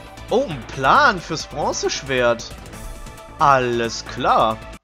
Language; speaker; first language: German; native; German